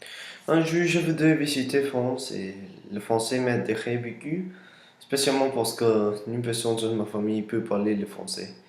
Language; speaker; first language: French; non-native, learner; Spanish